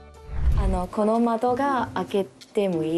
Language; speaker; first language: Japanese; non-native, learner; Cantonese